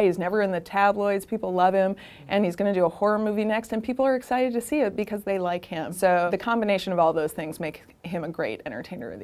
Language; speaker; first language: English; native; English